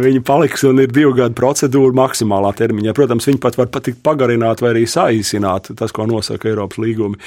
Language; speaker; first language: Latvian; native; Latvian